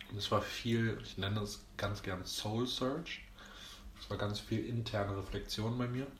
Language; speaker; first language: German; early bilingual, other home language; Greek